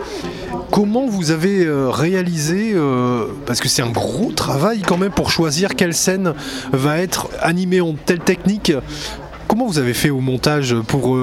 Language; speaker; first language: French; native; French